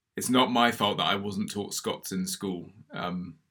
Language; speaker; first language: English; native; English